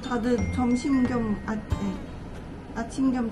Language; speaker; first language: Korean; non-native, fluent; Thai